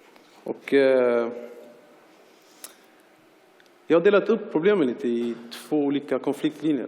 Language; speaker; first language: Swedish; early bilingual, other home language; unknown